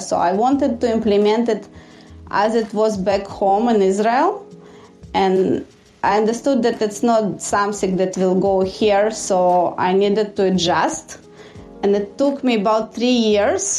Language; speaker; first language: English; non-native, fluent; Russian